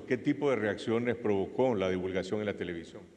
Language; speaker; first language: Spanish; native; Spanish